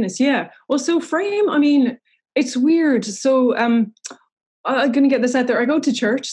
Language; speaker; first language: English; native; English